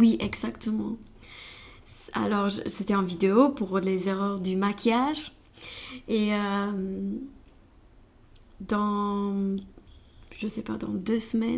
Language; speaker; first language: French; non-native, learner; Romanian